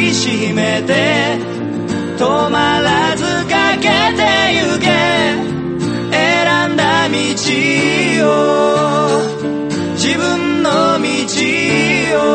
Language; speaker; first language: Japanese; native; Japanese